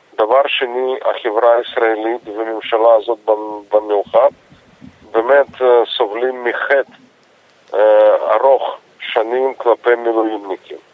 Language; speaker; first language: Hebrew; non-native, fluent; Russian